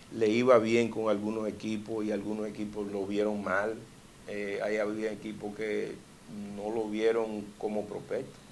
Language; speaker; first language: Spanish; early bilingual, heritage; Spanish